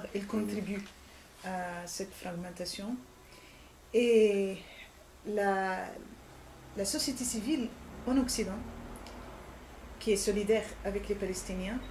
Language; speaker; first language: French; non-native, fluent; Arabic